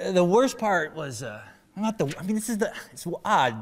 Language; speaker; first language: English; native; English